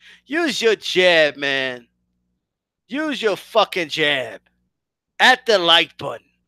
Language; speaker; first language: English; early bilingual, other home language; Spanish